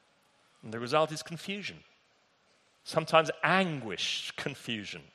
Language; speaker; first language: English; native; English